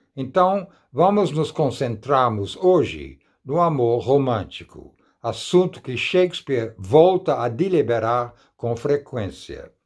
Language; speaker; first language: Portuguese; non-native, fluent; English